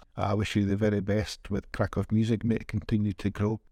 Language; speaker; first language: English; non-native, fluent; Spanish